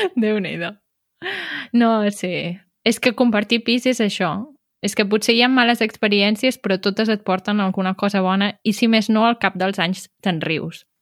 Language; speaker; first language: Catalan; native; Catalan